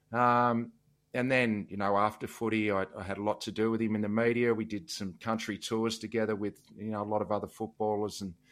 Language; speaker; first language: English; native; English